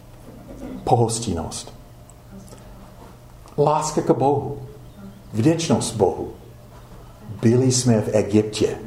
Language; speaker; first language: Czech; non-native, fluent; English